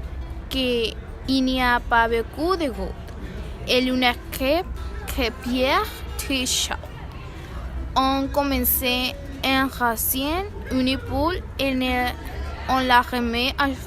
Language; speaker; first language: French; non-native, learner; Spanish